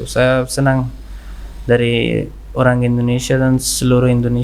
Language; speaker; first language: Indonesian; non-native, learner; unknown